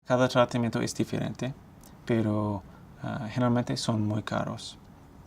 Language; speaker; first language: Spanish; non-native, fluent; English